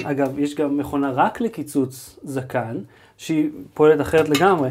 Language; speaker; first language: Hebrew; native; Hebrew